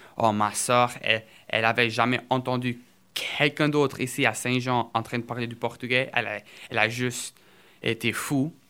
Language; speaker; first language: French; early bilingual, other home language; Portuguese